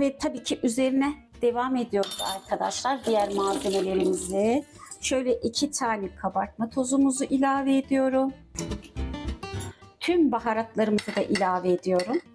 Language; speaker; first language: Turkish; native; Turkish